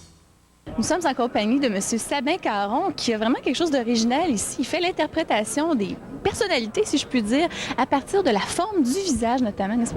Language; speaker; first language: French; native; French